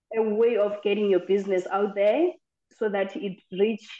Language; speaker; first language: English; non-native, local second language; Xhosa